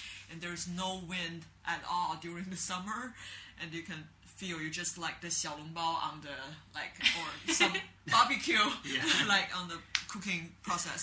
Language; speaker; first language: English; non-native, learner; Chinese